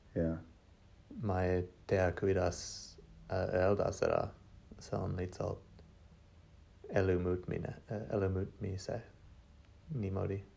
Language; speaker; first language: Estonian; non-native, learner; English